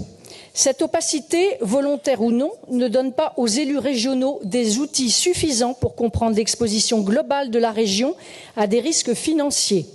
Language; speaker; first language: French; native; French